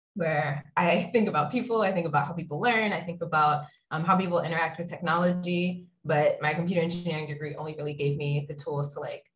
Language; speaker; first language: English; native; English